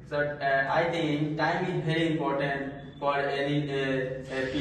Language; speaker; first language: English; non-native, learner; Hindi